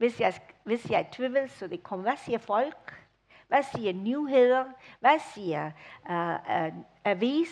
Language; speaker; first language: Danish; non-native, fluent; English